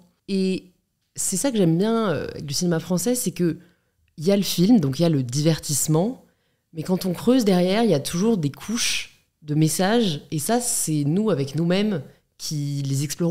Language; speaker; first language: French; native; French